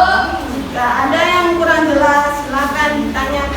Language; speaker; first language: Indonesian; native; Indonesian